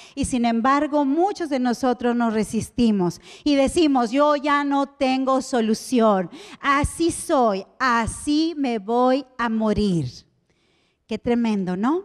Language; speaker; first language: Spanish; native; Spanish